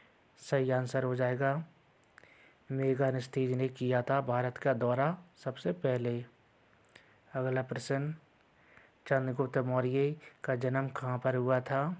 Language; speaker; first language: Hindi; native; Hindi